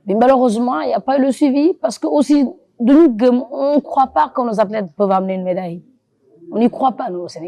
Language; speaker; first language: French; non-native, local second language; Wolof